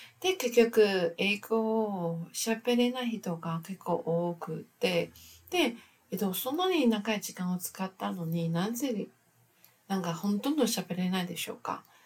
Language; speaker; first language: Japanese; non-native, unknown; Chinese